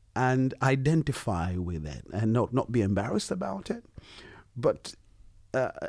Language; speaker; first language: English; early bilingual, other home language; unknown